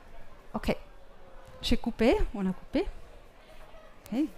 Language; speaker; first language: French; non-native, fluent; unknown